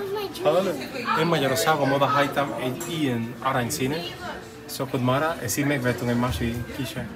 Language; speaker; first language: Hungarian; non-native, learner; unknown